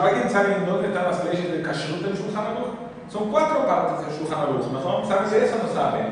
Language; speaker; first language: Spanish; non-native, fluent; Portuguese